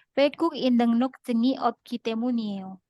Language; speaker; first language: Korean; non-native, learner; Indonesian